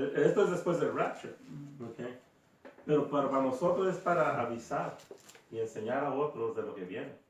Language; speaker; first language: Spanish; early bilingual, heritage; Spanish